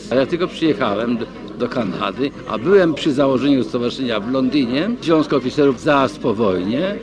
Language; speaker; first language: Polish; native; Polish